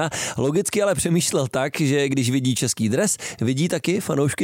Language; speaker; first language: Czech; native; Czech